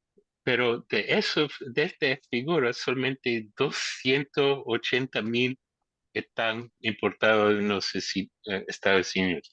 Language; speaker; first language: Spanish; non-native, learner; English